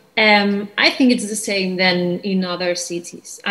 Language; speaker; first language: English; non-native, fluent; Catalan